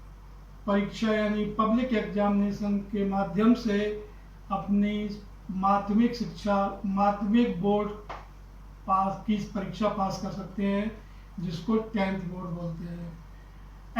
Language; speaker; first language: Hindi; native; Hindi